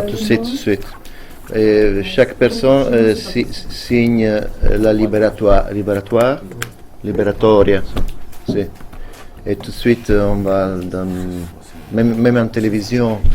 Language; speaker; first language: French; non-native, fluent; Italian